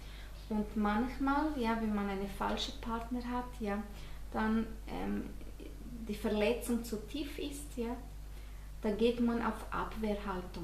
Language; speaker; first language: German; non-native, fluent; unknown